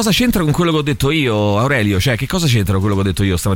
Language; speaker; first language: Italian; native; Italian